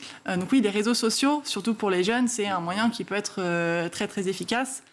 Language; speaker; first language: French; native; French